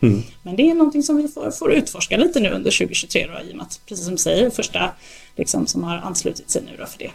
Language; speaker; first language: Swedish; native; Swedish